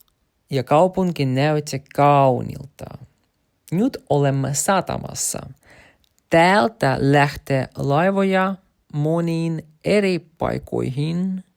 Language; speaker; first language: Finnish; non-native, learner; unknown